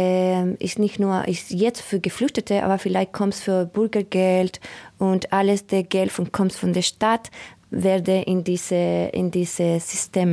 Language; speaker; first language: German; non-native, learner; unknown